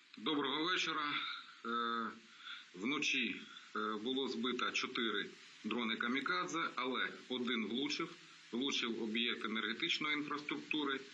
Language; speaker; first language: Ukrainian; non-native, local second language; Russian